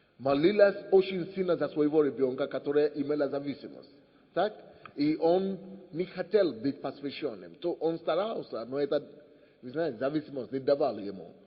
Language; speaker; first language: Russian; non-native, fluent; Yoruba